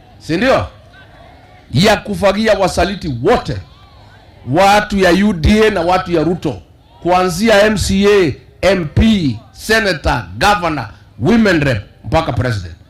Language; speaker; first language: Swahili; non-native, local second language; Kikuyu